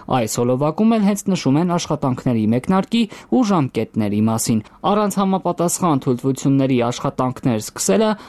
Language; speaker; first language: Armenian; native; Armenian